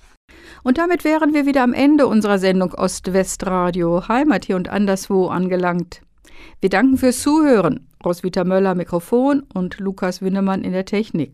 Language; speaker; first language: German; native; German